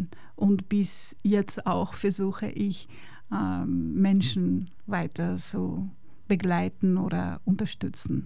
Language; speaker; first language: German; non-native, learner; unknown